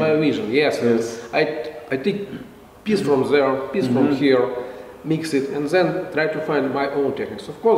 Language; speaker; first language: English; non-native, fluent; Russian